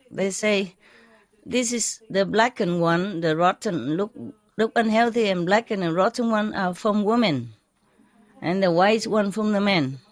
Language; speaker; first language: English; non-native, fluent; Vietnamese